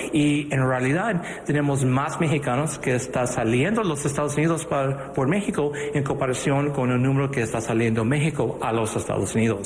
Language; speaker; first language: Spanish; early bilingual, other home language; English